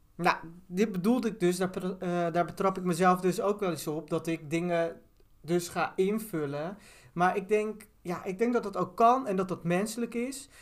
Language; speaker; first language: Dutch; early bilingual, other home language; Turkish